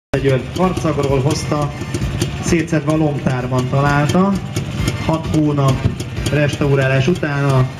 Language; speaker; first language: Hungarian; native; Hungarian